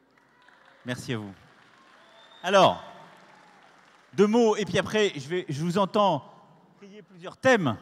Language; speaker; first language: French; native; French